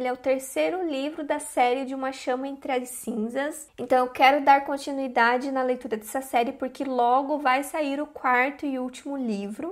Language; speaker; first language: Portuguese; native; Portuguese